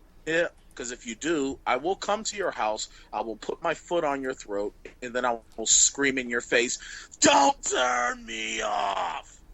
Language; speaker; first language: English; native; English